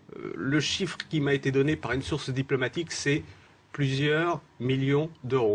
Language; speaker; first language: French; native; French